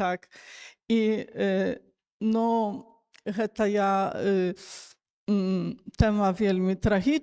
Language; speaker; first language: Polish; non-native, local second language; Belarusian